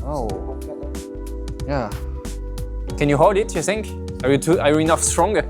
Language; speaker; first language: English; non-native, fluent; French